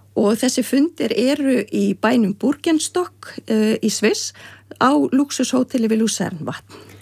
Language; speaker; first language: Icelandic; native; Icelandic